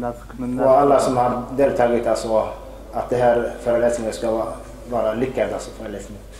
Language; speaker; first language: Swedish; non-native, fluent; Arabic